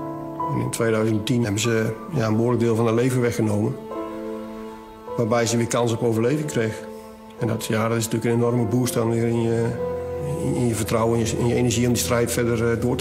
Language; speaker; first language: Dutch; native; Dutch